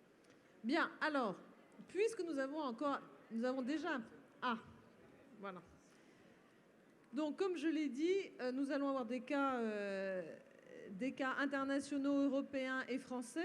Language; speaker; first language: French; native; French